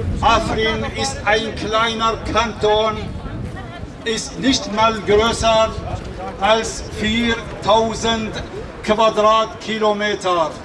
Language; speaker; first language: German; non-native, fluent; Kurdish